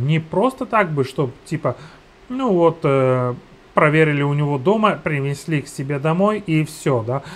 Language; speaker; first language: Russian; non-native, fluent; Georgian